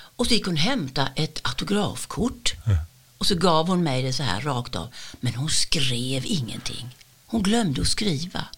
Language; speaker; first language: Swedish; native; Swedish